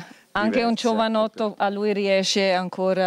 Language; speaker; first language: Italian; non-native, fluent; German